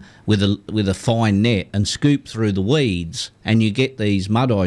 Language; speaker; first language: English; native; English